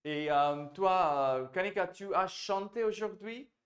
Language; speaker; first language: French; non-native, fluent; Hindi